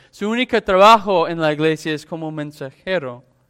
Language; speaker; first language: Spanish; non-native, fluent; English